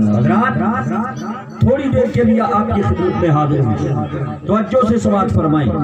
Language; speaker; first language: Urdu; non-native, local second language; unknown